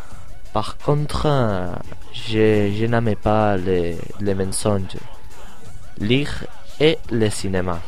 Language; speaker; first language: French; non-native, learner; Spanish